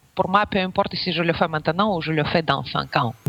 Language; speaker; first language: French; non-native, fluent; Ukrainian